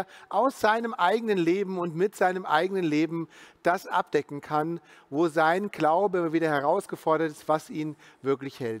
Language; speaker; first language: German; native; German